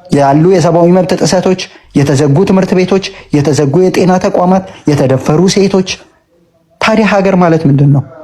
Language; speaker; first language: Amharic; non-native, local second language; Oromo